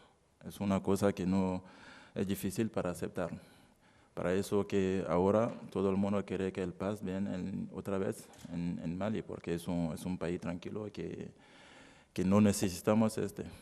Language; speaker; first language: Spanish; non-native, learner; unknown